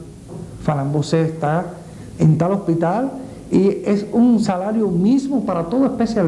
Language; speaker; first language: Portuguese; non-native, learner; Spanish